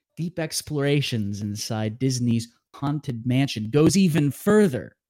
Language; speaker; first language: English; native; English